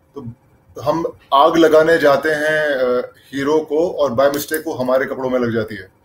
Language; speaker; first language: Hindi; native; Hindi